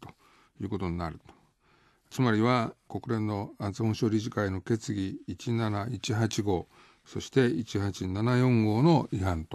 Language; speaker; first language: Japanese; native; Japanese